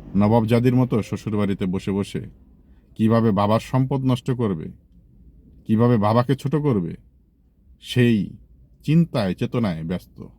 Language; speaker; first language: Bangla; native; Bangla